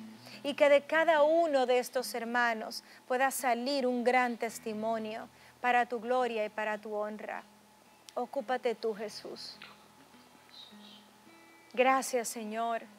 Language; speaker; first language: Spanish; native; Spanish